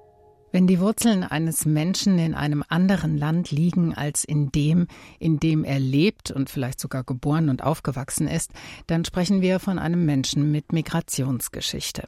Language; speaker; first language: German; native; German